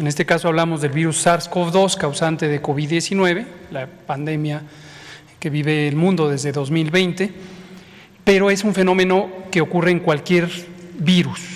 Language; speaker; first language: Spanish; native; Spanish